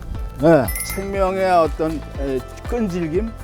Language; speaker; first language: Korean; native; Korean